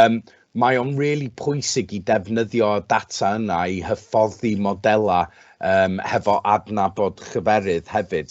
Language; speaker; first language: Welsh; non-native, local second language; English